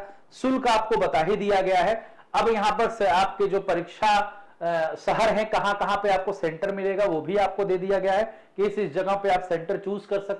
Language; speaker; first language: Hindi; native; Hindi